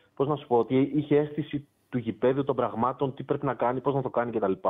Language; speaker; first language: Greek; native; Greek